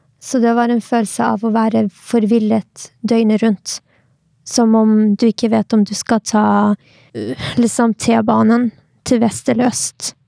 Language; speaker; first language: Norwegian; early bilingual, other home language; Arabic